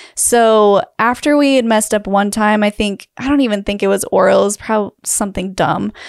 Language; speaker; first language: English; native; English